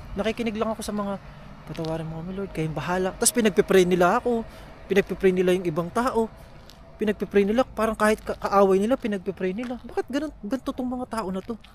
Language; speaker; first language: Filipino; native; Filipino